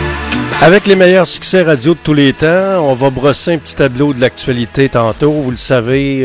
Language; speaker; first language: French; native; French